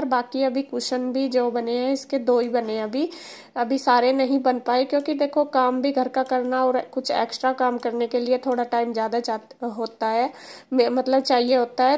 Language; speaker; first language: Hindi; native; Hindi